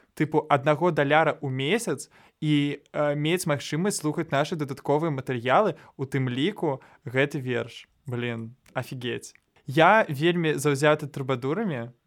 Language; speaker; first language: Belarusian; non-native, local second language; Russian